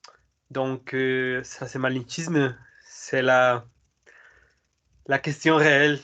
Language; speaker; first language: French; non-native, learner; Spanish